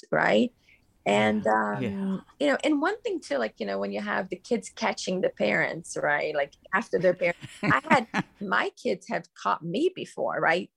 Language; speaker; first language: English; non-native, fluent; Portuguese